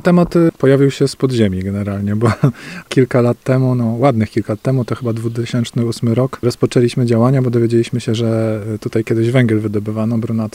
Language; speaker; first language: Polish; native; Polish